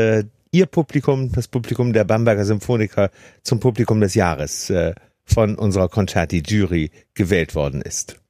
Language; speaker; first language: German; native; German